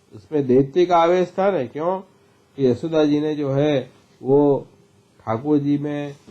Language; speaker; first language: Hindi; non-native, local second language; Gujarati